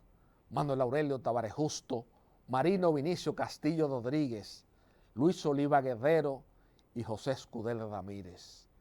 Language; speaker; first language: Spanish; native; Spanish